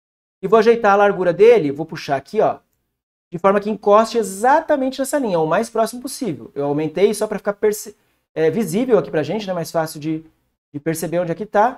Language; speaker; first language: Portuguese; native; Portuguese